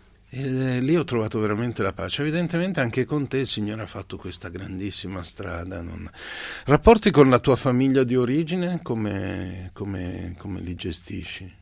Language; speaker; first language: Italian; native; Italian